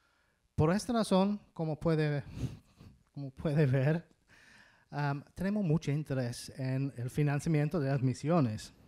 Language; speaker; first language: Spanish; non-native, fluent; English